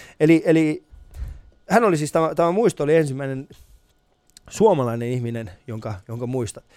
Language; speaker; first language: Finnish; early bilingual, other home language; Persian